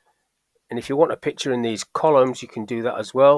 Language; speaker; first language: English; native; English